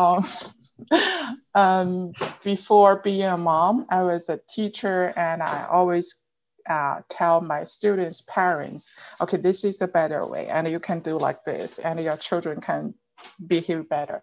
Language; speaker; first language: English; non-native, fluent; Chinese